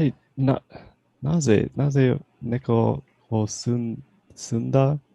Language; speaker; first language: Japanese; non-native, learner; English